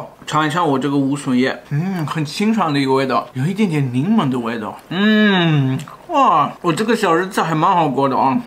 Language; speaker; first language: Chinese; non-native, fluent; German